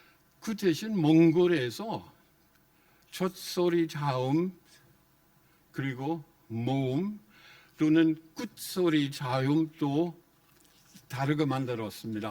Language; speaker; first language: Korean; non-native, fluent; German